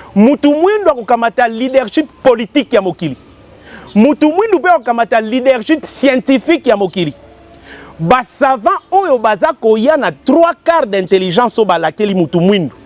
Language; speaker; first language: Lingala; non-native, local second language; Kongo